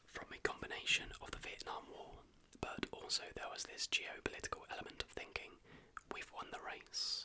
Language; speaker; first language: English; native; English